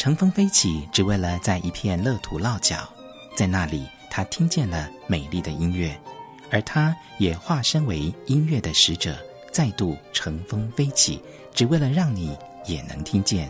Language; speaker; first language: Chinese; native; Chinese